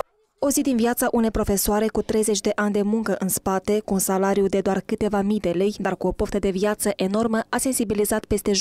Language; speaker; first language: Romanian; native; Romanian